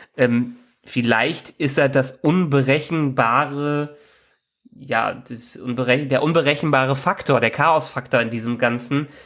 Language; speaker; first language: German; native; German